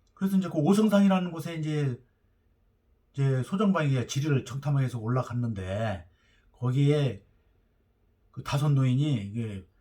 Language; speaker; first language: Korean; native; Korean